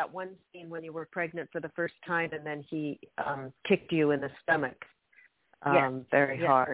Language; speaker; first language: English; native; English